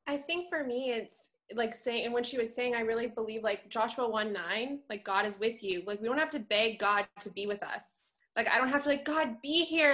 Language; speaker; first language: English; native; English